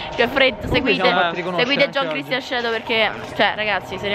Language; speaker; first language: Italian; native; Italian